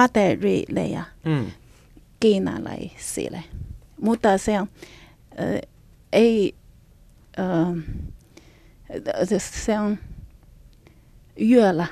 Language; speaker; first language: Finnish; non-native, learner; Chinese